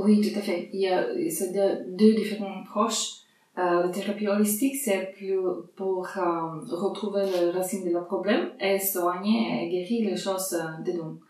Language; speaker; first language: French; non-native, fluent; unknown